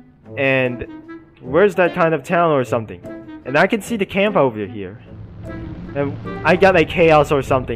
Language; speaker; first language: English; non-native, learner; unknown